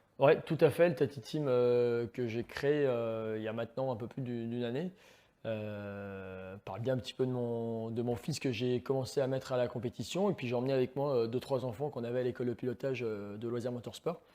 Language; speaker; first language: French; native; French